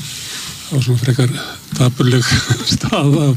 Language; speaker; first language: Icelandic; native; Icelandic